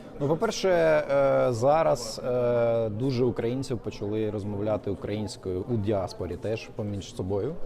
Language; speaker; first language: Ukrainian; non-native, local second language; Russian